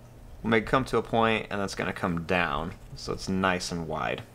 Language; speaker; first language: English; native; English